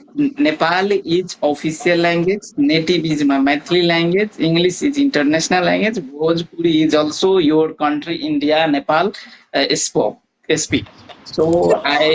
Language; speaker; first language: English; non-native, learner; Maithili